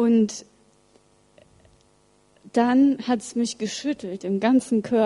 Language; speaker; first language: German; early bilingual, other home language; Russian